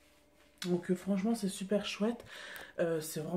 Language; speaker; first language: French; native; French